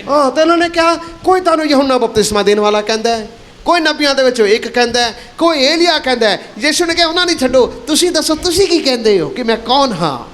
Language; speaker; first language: Hindi; non-native, local second language; Punjabi